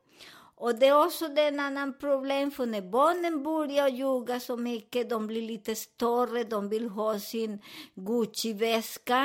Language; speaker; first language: Swedish; non-native, learner; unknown